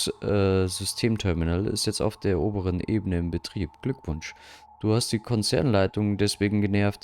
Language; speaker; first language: German; native; German